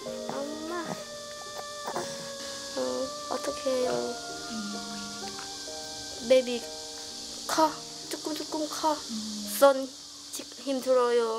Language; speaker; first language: Korean; non-native, learner; Thai